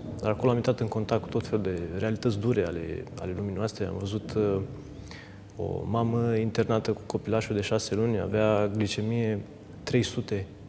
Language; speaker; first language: Romanian; native; Romanian